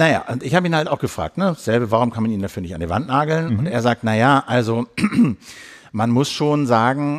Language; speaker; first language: German; native; German